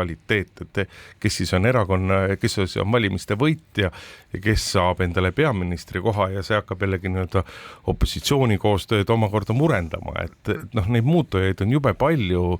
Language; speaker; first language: Estonian; native; Estonian